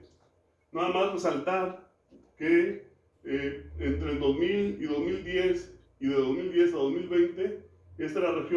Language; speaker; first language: Spanish; native; Spanish